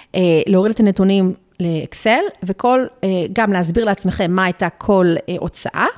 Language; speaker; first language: Hebrew; early bilingual, other home language; Spanish